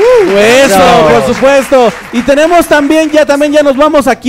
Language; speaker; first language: Spanish; native; Spanish